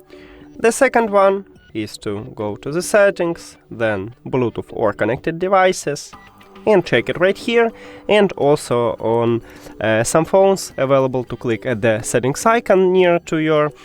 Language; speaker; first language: English; non-native, fluent; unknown